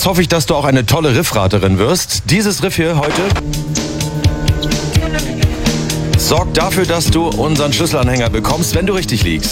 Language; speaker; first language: German; native; German